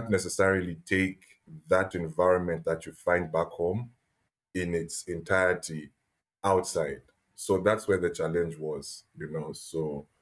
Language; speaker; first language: English; native; English